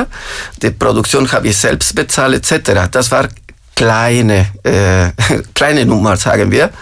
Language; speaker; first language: German; non-native, fluent; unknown